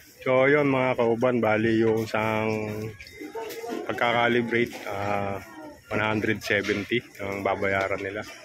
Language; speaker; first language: Filipino; non-native, local second language; Cebuano